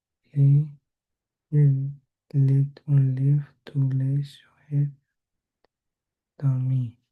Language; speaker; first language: French; non-native, learner; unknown